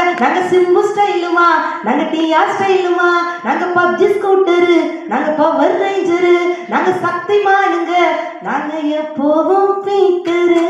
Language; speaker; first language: Tamil; native; Tamil